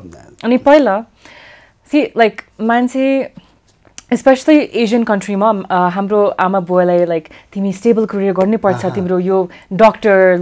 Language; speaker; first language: Nepali; early bilingual, heritage; English